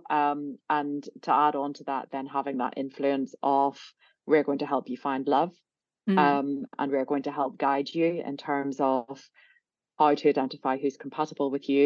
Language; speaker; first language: English; native; English